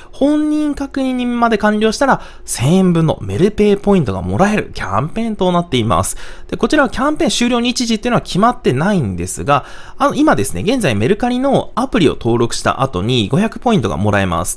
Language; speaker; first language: Japanese; native; Japanese